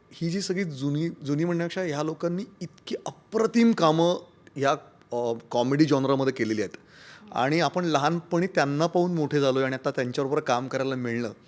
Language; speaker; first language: Marathi; native; Marathi